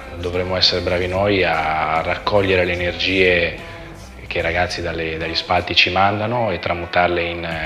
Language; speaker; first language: Italian; native; Italian